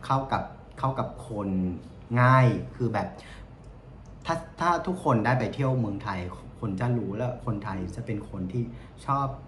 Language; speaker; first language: Thai; non-native, fluent; Vietnamese